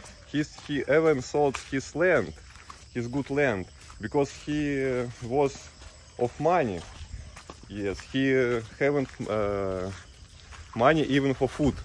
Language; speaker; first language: English; non-native, learner; Russian